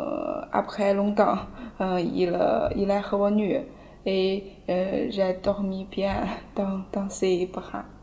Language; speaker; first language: French; non-native, learner; Chinese